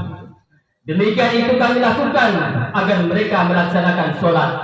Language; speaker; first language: Indonesian; native; Indonesian